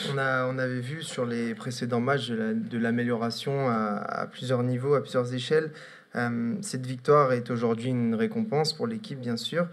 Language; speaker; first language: French; native; French